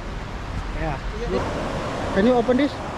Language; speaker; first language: English; non-native, learner; Indonesian